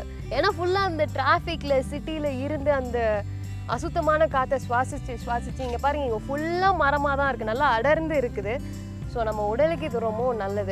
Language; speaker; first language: Tamil; native; Tamil